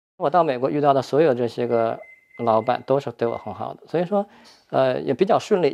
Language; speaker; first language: Chinese; native; Chinese